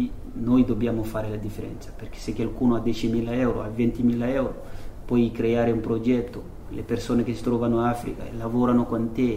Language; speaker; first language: Italian; non-native, learner; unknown